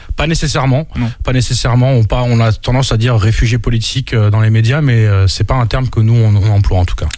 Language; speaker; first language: French; native; French